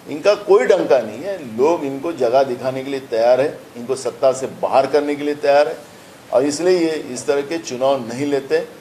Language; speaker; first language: Hindi; non-native, local second language; Marathi